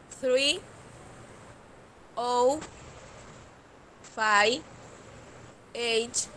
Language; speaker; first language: English; non-native, learner; Spanish